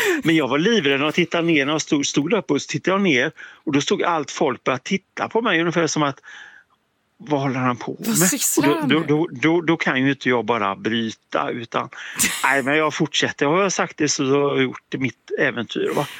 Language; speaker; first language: Swedish; native; Swedish